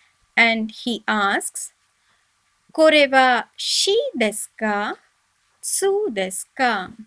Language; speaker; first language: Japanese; non-native, fluent; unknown